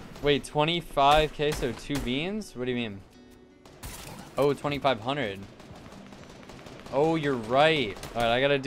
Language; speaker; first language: English; native; English